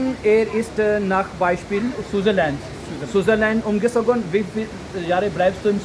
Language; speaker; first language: German; non-native, learner; Urdu